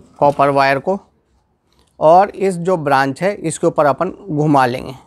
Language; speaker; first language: Hindi; non-native, local second language; Gujarati